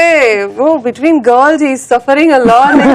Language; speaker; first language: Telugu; non-native, learner; Kannada